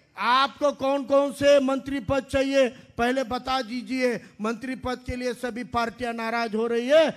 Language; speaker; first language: Hindi; non-native, local second language; Marathi